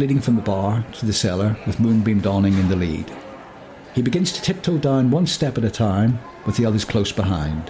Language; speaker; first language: English; native; English